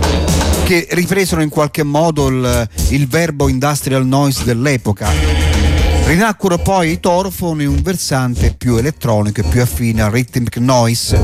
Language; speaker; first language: Italian; native; Italian